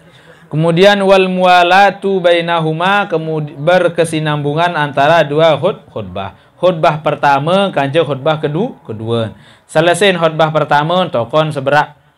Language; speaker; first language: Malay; non-native, local second language; Sasak